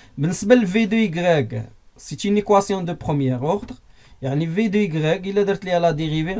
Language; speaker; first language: French; non-native, local second language; Arabic